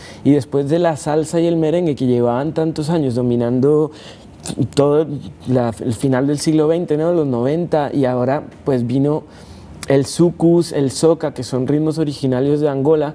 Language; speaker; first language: Spanish; native; Spanish